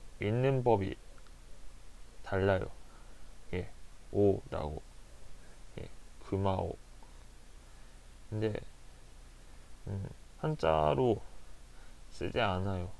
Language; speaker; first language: Korean; non-native, learner; Japanese